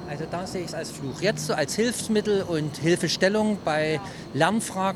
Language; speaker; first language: German; native; German